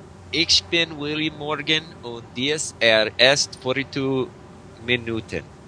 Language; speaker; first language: German; non-native, learner; English